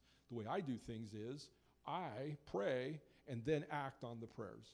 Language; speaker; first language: English; native; English